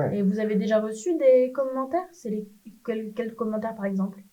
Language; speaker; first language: French; native; French